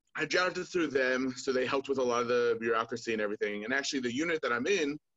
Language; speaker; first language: English; native; English